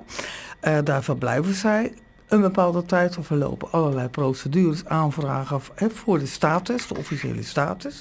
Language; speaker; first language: Dutch; native; Dutch